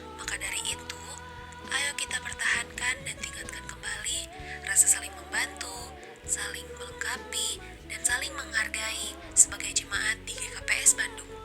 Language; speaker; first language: Indonesian; native; Indonesian